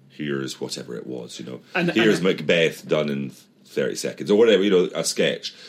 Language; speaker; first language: English; native; English